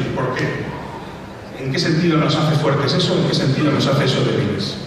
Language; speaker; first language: Spanish; native; Spanish